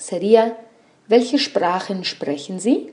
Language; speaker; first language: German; non-native, fluent; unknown